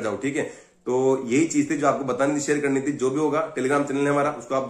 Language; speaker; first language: Hindi; native; Hindi